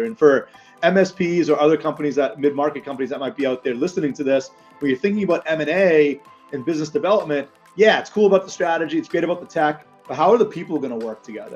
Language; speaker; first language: English; native; English